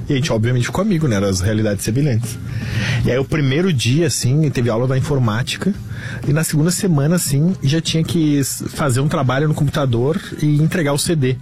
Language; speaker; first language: Portuguese; native; Portuguese